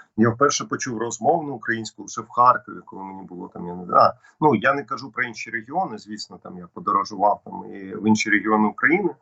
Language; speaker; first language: Ukrainian; non-native, local second language; Russian